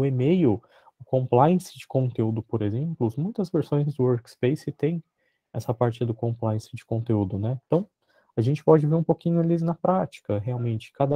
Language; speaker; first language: Portuguese; native; Portuguese